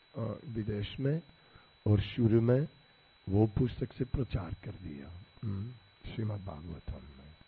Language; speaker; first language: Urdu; non-native, learner; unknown